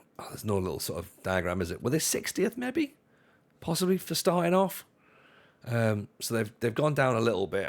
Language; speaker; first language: English; native; English